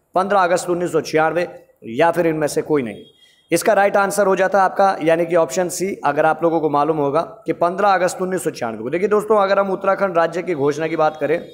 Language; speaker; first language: Hindi; native; Hindi